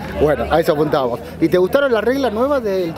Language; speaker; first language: Spanish; native; Spanish